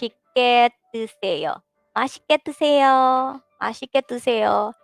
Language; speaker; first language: Korean; non-native, fluent; Filipino